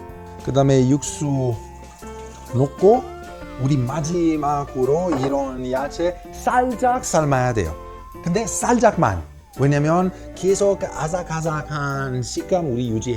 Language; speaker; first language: Korean; non-native, learner; Italian